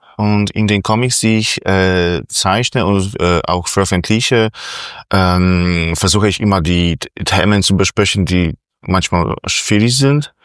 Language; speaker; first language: German; non-native, fluent; Polish